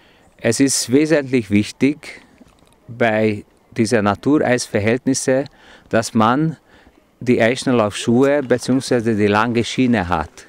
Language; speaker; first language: German; non-native, fluent; Hungarian